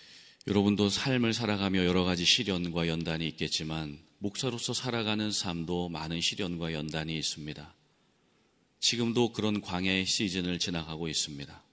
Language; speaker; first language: Korean; native; Korean